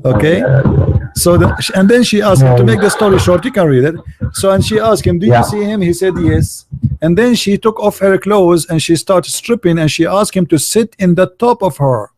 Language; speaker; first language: English; non-native, fluent; Arabic